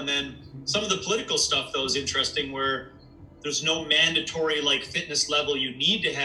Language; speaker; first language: English; native; English